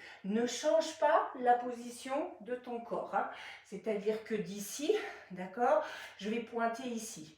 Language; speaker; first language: French; native; French